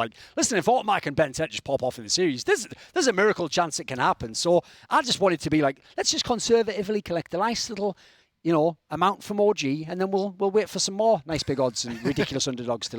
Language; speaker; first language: English; native; English